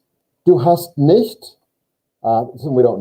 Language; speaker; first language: German; non-native, fluent; English